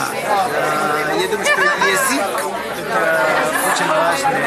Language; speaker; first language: Russian; non-native, learner; Italian